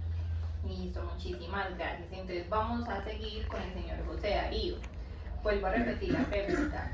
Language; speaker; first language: Spanish; native; Spanish